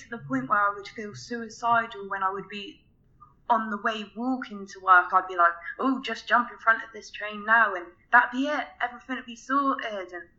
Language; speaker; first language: English; native; English